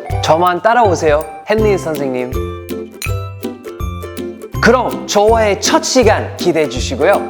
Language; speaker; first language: Korean; non-native, fluent; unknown